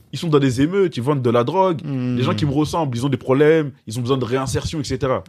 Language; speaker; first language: French; native; French